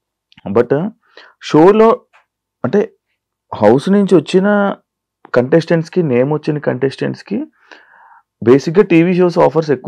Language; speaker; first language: Telugu; native; Telugu